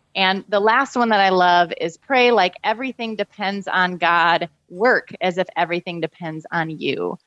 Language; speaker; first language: English; native; English